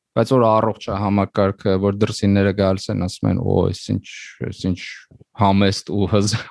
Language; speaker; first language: Armenian; native; Armenian